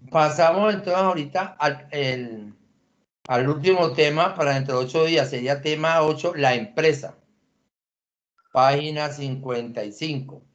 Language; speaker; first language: Spanish; native; Spanish